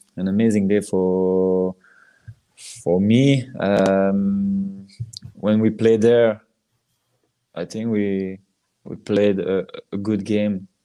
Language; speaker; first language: English; non-native, learner; French